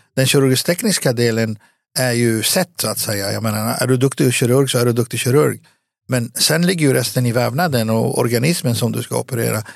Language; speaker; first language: Swedish; early bilingual, other home language; Arabic